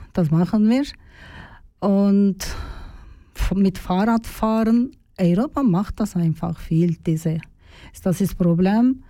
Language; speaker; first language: German; non-native, learner; Turkish